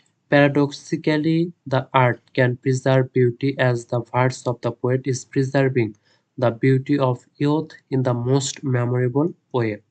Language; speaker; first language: English; non-native, local second language; Bangla